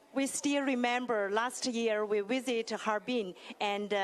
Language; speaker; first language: English; non-native, learner; Chinese